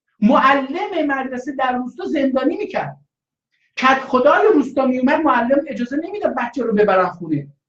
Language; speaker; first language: Persian; non-native, local second language; Azerbaijani